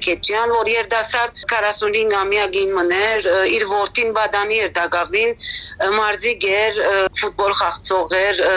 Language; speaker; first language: Armenian; early bilingual, heritage; Armenian